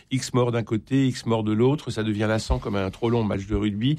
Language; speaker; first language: French; native; French